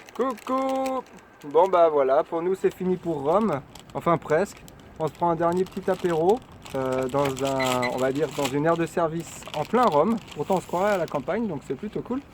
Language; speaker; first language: French; native; French